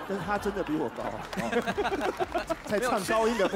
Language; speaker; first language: Chinese; native; Chinese